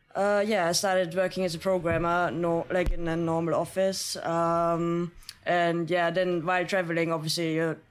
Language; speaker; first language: English; non-native, fluent; German